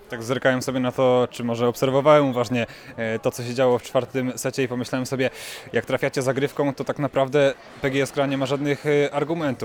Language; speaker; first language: Polish; native; Polish